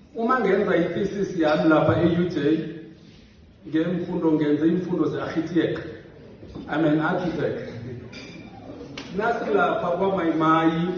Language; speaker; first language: Zulu; non-native, local second language; South Ndebele